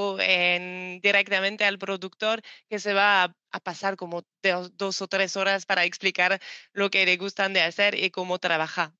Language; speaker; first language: Spanish; non-native, learner; French